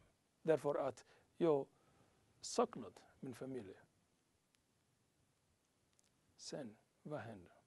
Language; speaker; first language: Swedish; non-native, learner; Somali